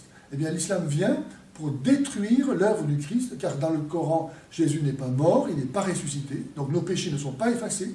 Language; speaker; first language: French; native; French